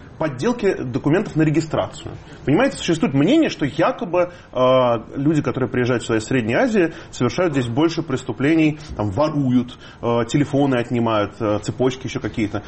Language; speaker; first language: Russian; native; Russian